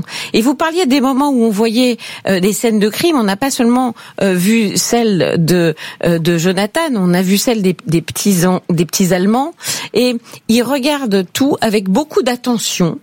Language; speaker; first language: French; native; French